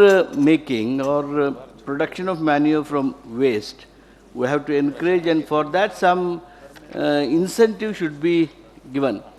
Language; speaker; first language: English; non-native, local second language; Kannada